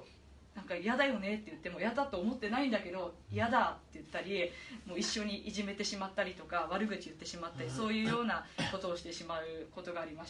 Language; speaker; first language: Japanese; native; Japanese